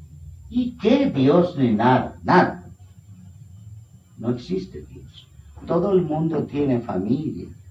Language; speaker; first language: Spanish; non-native, fluent; Bangla